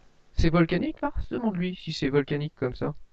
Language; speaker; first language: French; native; French